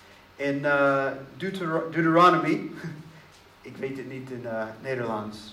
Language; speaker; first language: Dutch; non-native, learner; English